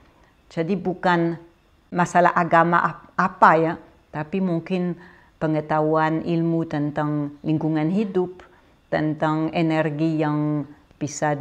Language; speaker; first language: Indonesian; non-native, fluent; French